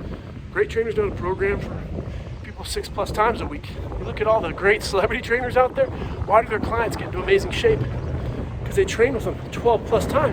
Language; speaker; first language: English; native; English